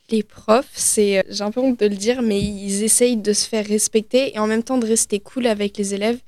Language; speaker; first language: French; native; French